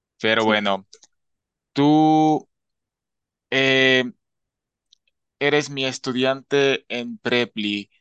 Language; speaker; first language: Spanish; native; Spanish